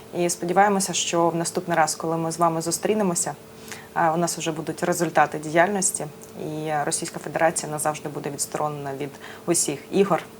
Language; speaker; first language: Ukrainian; native; Ukrainian